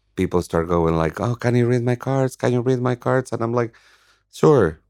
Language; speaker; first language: English; non-native, fluent; Spanish